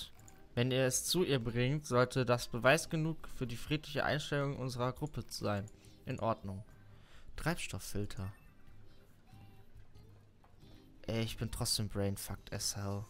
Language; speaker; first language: German; native; German